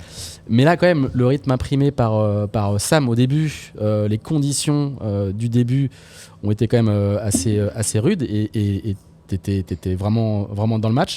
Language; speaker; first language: French; native; French